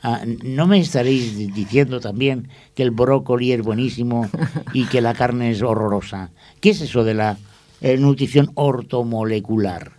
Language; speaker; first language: Spanish; native; Spanish